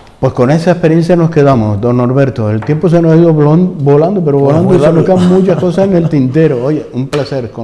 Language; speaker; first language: Spanish; native; Spanish